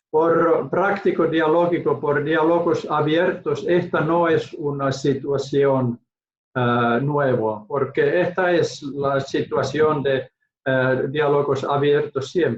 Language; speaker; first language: Spanish; non-native, learner; Finnish